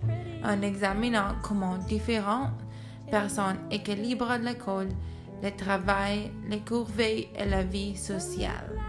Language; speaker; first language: French; non-native, learner; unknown